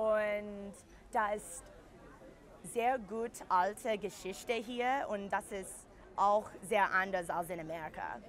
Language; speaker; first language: German; non-native, learner; English